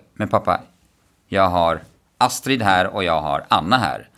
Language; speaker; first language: Swedish; non-native, fluent; Arabic